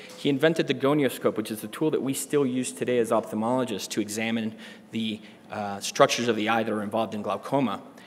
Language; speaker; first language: English; native; English